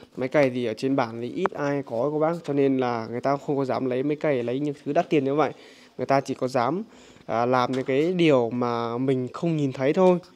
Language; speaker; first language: Vietnamese; native; Vietnamese